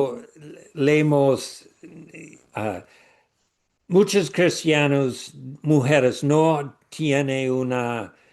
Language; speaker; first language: Spanish; non-native, learner; English